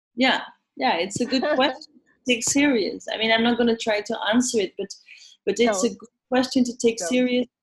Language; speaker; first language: English; non-native, fluent; Dutch